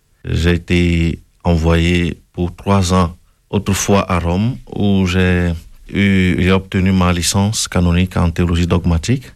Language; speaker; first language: French; non-native, local second language; Ewe